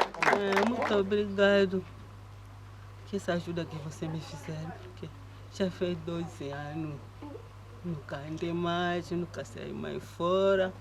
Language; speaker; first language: Portuguese; non-native, local second language; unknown